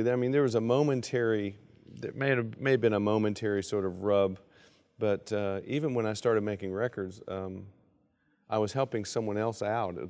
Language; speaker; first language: English; native; English